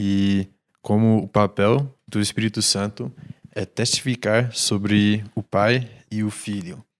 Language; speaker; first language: Portuguese; non-native, fluent; English